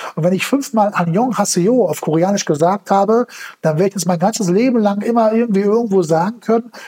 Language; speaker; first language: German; early bilingual, other home language; Turkish